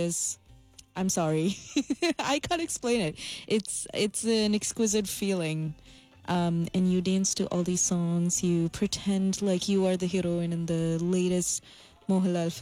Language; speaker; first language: English; non-native, local second language; Malayalam